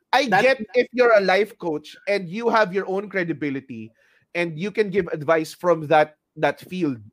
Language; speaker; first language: English; non-native, local second language; Filipino